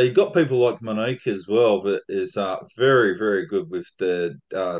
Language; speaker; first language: English; native; English